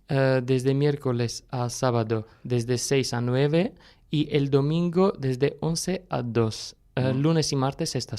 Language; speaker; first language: Spanish; non-native, fluent; Armenian